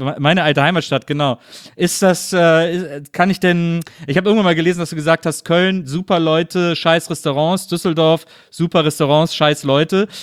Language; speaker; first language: German; native; German